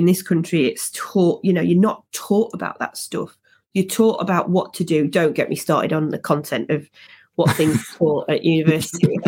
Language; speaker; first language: English; native; English